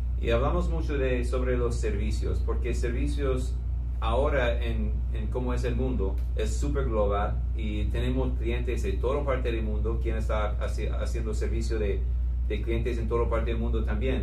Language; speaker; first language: Spanish; non-native, fluent; English